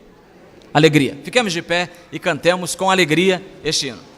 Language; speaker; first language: Portuguese; native; Portuguese